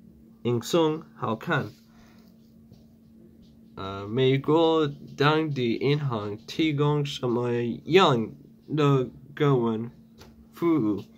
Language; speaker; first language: Chinese; non-native, learner; English